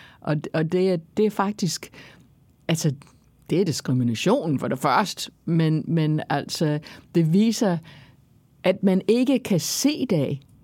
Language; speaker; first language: Danish; non-native, fluent; English